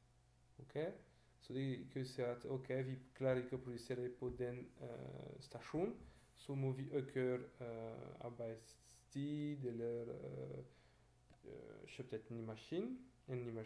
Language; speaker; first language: Swedish; non-native, learner; French